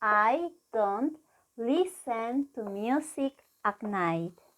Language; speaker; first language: English; non-native, fluent; Spanish